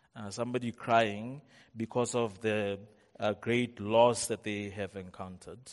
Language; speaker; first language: English; non-native, local second language; Tswana